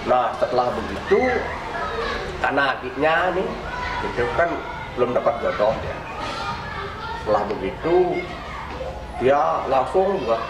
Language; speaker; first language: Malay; non-native, local second language; Balinese